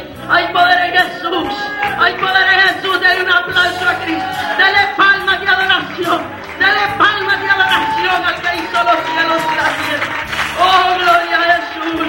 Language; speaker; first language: Spanish; native; Spanish